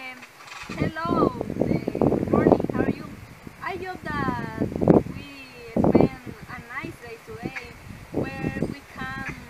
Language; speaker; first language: English; non-native, learner; Spanish